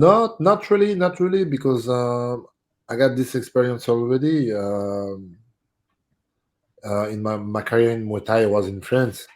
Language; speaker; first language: English; non-native, fluent; French